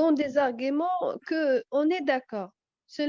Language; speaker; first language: French; non-native, learner; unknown